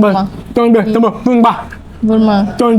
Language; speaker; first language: Turkish; non-native, learner; Indonesian